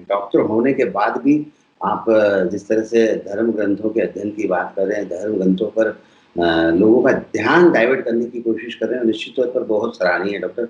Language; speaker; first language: Hindi; native; Hindi